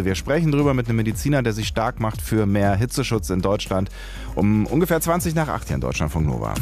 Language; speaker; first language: German; native; German